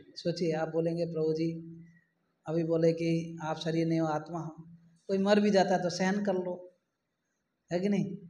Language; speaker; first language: Hindi; non-native, local second language; Marathi